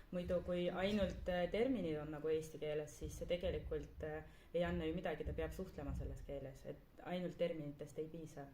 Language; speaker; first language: Estonian; non-native, local second language; Russian